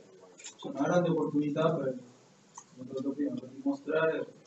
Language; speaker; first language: Italian; non-native, fluent; Spanish